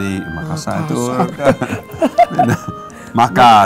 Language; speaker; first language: Indonesian; non-native, learner; English